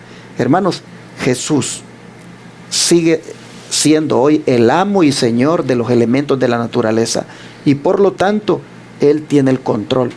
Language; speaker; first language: Spanish; native; Spanish